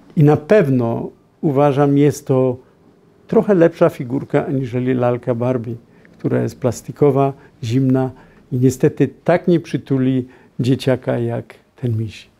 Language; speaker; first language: Polish; native; Polish